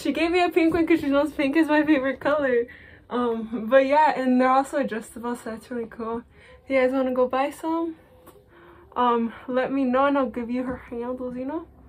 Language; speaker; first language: English; early bilingual, other home language; Spanish